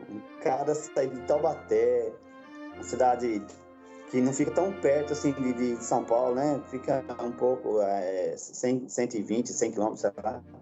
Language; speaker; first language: Portuguese; native; Portuguese